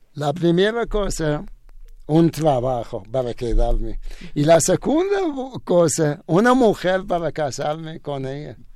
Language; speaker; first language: Spanish; non-native, learner; Arabic